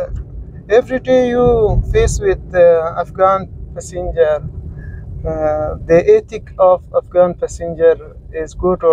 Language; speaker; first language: English; non-native, learner; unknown